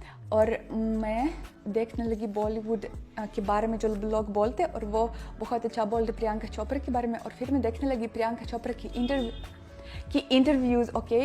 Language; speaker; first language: Hindi; non-native, fluent; Russian